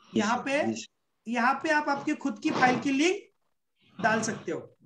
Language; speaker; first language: Hindi; non-native, local second language; Marathi